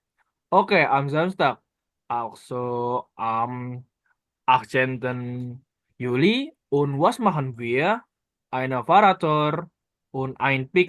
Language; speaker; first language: German; non-native, learner; Indonesian